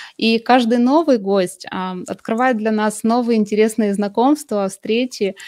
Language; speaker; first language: Russian; native; Russian